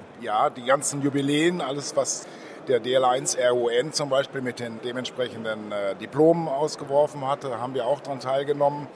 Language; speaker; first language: German; native; German